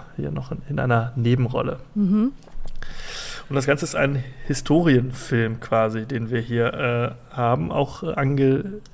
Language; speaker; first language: German; native; German